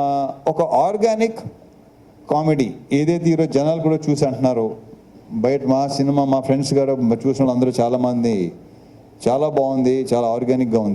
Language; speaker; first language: Telugu; native; Telugu